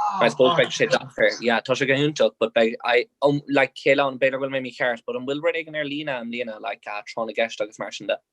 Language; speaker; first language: Irish; non-native, local second language; English